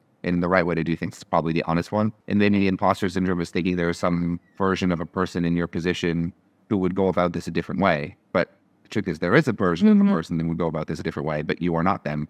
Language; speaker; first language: English; native; English